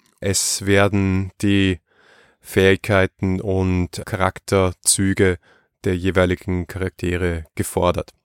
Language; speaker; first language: German; native; German